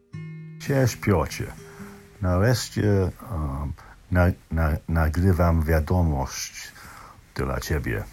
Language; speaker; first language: Polish; non-native, learner; English